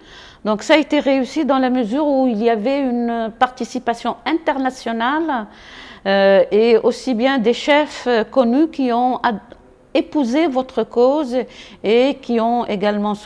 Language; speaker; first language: French; non-native, local second language; Arabic